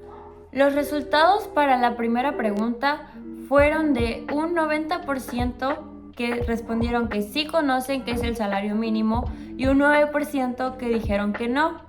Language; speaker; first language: Spanish; native; Spanish